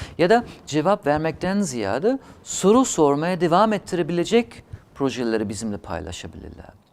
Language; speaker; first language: Turkish; non-native, fluent; German